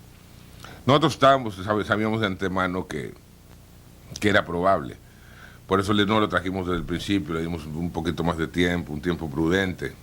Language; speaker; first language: Spanish; native; Spanish